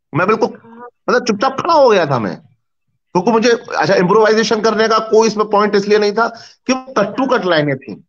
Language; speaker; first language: Hindi; native; Hindi